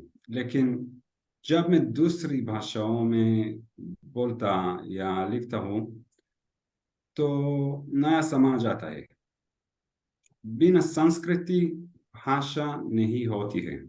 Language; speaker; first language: Hindi; non-native, learner; Hebrew